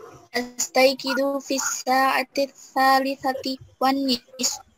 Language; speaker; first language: Arabic; non-native, learner; Indonesian